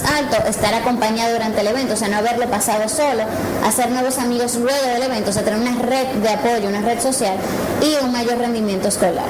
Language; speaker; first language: Spanish; native; Spanish